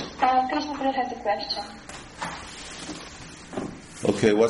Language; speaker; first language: English; non-native, learner; Russian